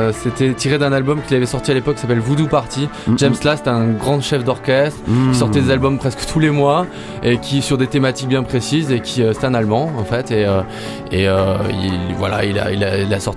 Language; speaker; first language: French; native; French